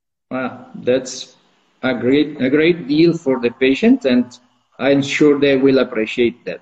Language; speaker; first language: English; non-native, fluent; Italian